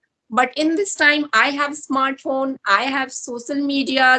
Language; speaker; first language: English; non-native, learner; Hindi